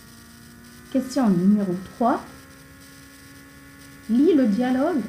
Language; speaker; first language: French; non-native, fluent; Arabic